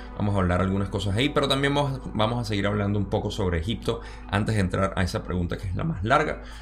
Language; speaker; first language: Spanish; early bilingual, heritage; Spanish